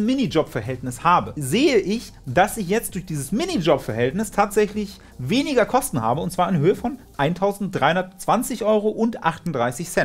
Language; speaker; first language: German; native; German